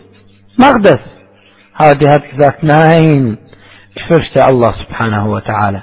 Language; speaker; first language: German; non-native, fluent; Arabic